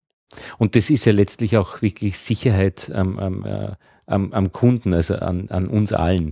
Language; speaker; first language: German; native; German